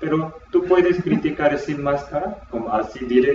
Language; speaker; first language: Spanish; non-native, fluent; Korean